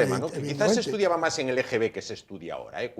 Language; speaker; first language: Spanish; native; Spanish